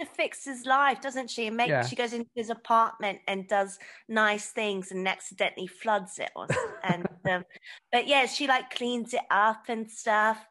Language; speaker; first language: English; native; English